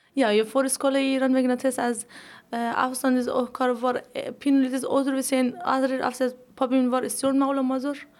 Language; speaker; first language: Icelandic; non-native, learner; Persian